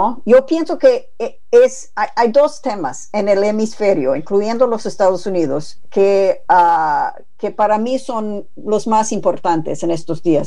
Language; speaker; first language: Spanish; non-native, fluent; English